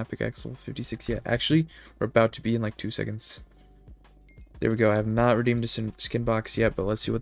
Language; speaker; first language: English; native; English